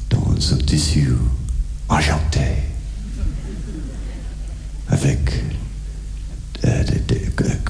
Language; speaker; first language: French; non-native, learner; English